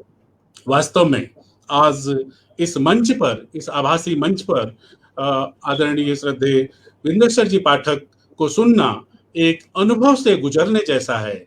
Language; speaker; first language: Hindi; native; Hindi